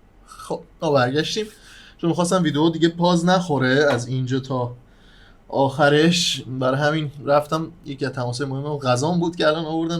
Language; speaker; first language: Persian; native; Persian